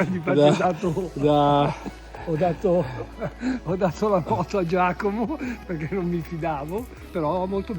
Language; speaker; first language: Italian; native; Italian